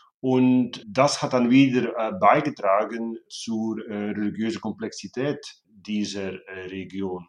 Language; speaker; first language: German; non-native, fluent; Dutch